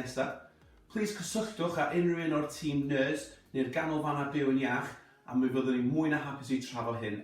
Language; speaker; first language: Welsh; native; Welsh